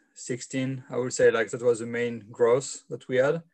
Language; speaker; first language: English; non-native, fluent; French